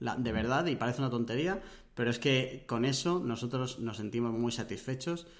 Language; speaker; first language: Spanish; native; Spanish